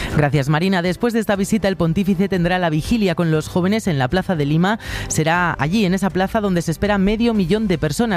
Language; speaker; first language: Spanish; native; Spanish